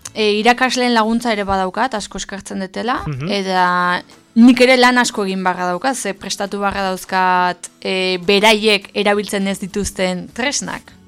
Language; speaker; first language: Basque; native; Basque